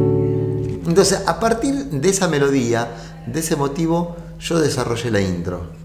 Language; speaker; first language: Spanish; native; Spanish